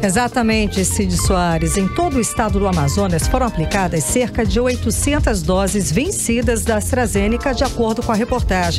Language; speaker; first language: Portuguese; native; Portuguese